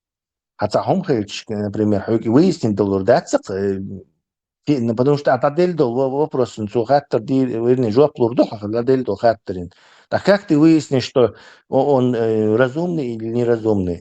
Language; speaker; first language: Russian; non-native, local second language; Chechen